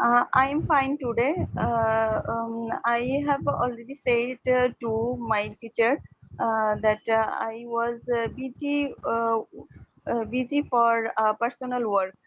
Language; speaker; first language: English; non-native, learner; Bangla